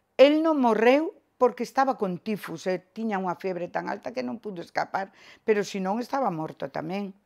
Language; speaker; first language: Galician; native; Galician